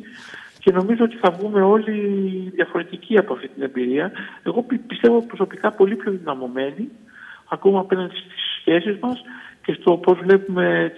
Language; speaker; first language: Greek; native; Greek